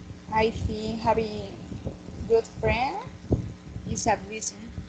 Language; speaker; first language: English; non-native, learner; Spanish